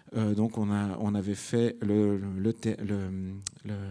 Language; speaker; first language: French; native; French